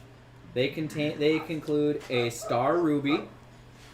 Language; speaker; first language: English; native; English